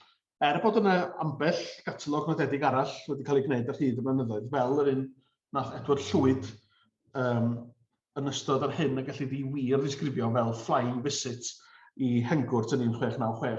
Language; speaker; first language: Welsh; native; Welsh